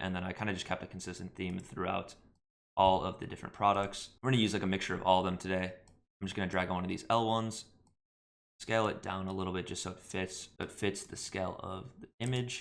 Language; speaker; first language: English; native; English